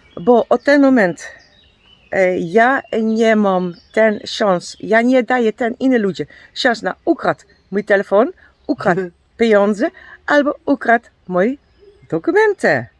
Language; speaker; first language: Polish; non-native, learner; Dutch